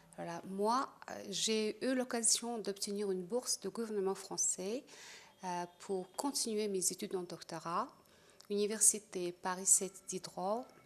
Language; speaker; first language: French; non-native, fluent; Mongolian